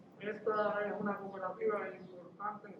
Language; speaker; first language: Spanish; native; Spanish